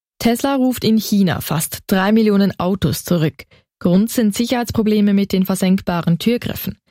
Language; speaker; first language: German; native; German